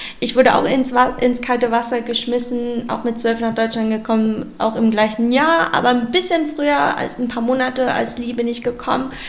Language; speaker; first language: German; early bilingual, other home language; Vietnamese